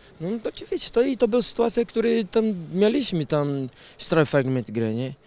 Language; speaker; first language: Polish; non-native, learner; Portuguese